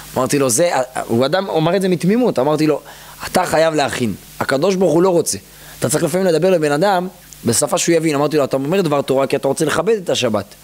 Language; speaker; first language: Hebrew; native; Hebrew